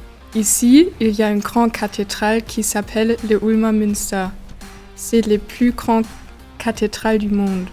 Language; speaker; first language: French; non-native, learner; German